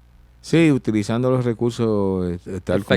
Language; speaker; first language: Spanish; early bilingual, heritage; Spanish